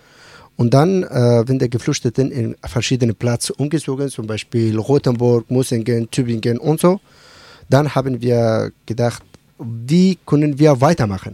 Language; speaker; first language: German; non-native, learner; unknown